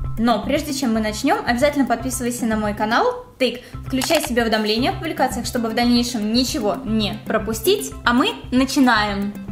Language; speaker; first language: Russian; native; Russian